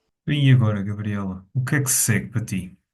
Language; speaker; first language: Portuguese; native; Portuguese